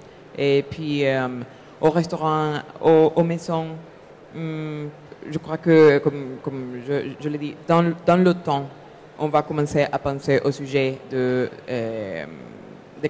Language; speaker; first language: French; non-native, fluent; Spanish